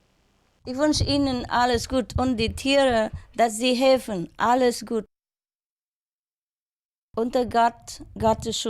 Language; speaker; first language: German; non-native, learner; Vietnamese